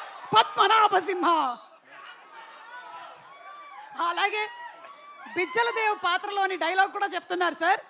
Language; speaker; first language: Telugu; native; Telugu